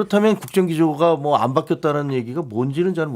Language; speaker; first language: Korean; native; Korean